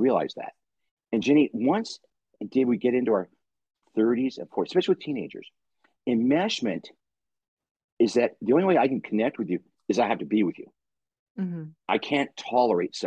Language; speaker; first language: English; native; English